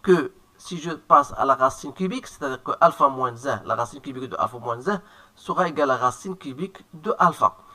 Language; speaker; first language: French; non-native, local second language; Arabic